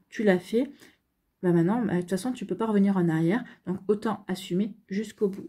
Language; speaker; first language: French; native; French